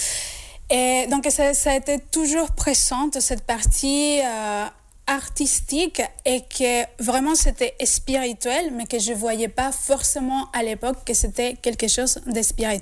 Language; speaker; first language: French; non-native, fluent; Spanish